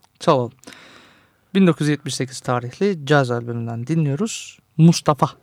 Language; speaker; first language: Turkish; native; Turkish